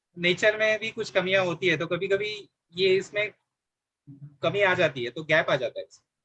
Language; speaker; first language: Hindi; non-native, local second language; Marathi